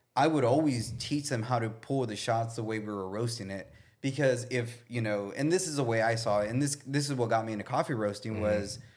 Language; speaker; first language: English; native; English